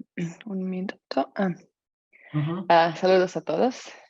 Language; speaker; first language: Spanish; non-native, fluent; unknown